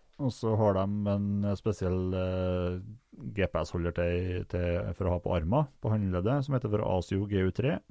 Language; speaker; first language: Norwegian; native; Norwegian